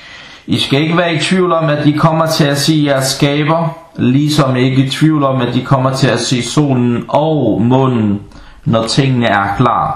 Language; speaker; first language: Danish; early bilingual, other home language; Arabic